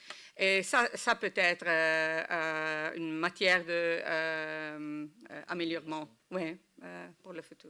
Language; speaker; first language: French; non-native, learner; Italian